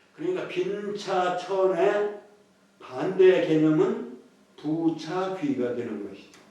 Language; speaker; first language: Korean; native; Korean